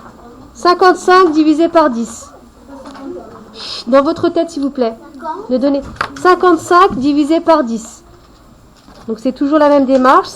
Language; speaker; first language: French; native; French